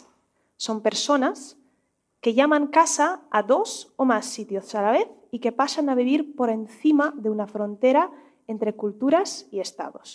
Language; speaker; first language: Spanish; non-native, fluent; Russian